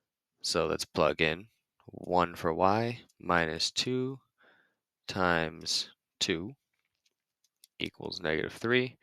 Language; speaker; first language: English; native; English